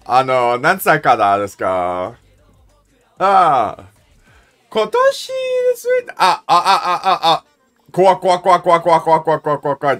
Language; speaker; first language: Japanese; non-native, learner; English